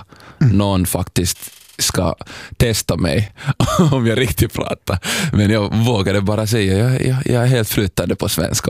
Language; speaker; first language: Swedish; non-native, fluent; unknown